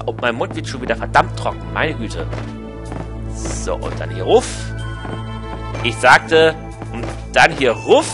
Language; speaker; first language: German; native; German